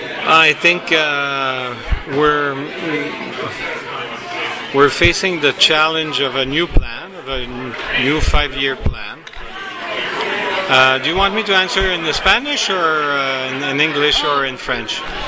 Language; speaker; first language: English; non-native, fluent; French